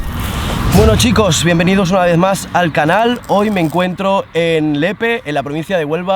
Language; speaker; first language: Spanish; native; Spanish